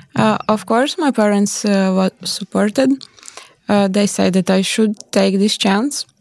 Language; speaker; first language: English; non-native, learner; Latvian